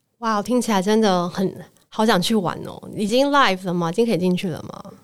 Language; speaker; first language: Chinese; native; Chinese